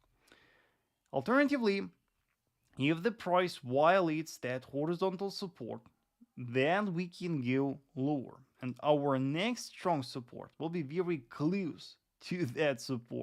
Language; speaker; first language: English; non-native, fluent; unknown